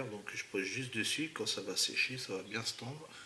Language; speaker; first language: French; native; French